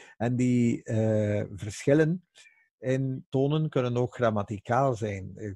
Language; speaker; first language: Dutch; native; Dutch